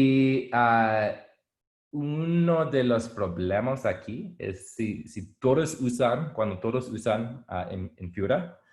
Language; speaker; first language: Spanish; non-native, learner; English